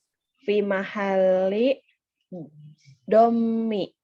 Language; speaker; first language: Arabic; non-native, learner; Indonesian